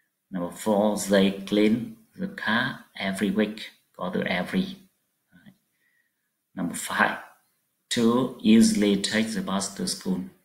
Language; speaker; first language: English; non-native, fluent; Vietnamese